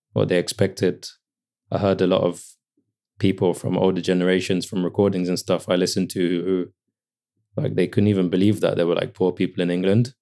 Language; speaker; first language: English; native; English